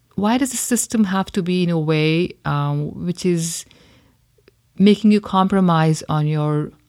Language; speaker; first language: English; non-native, local second language; Hindi